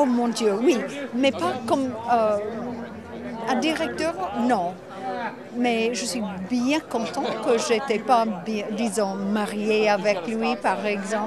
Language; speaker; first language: French; non-native, fluent; English